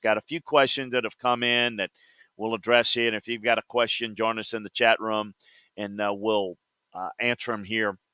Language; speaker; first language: English; native; English